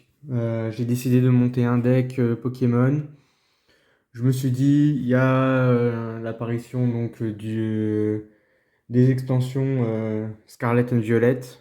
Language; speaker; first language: French; native; French